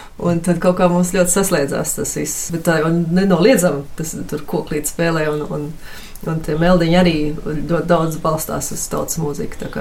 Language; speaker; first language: Latvian; early bilingual, heritage; Latvian